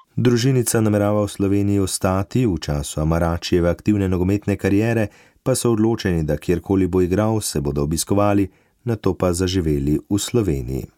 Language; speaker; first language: Slovenian; native; Slovenian